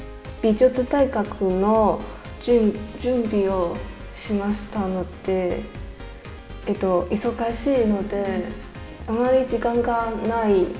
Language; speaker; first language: Japanese; non-native, learner; Chinese